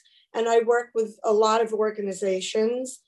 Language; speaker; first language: English; native; English